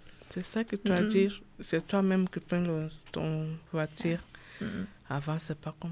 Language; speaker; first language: French; non-native, learner; Portuguese